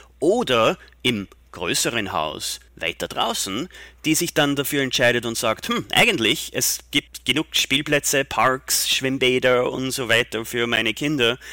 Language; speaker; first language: German; native; German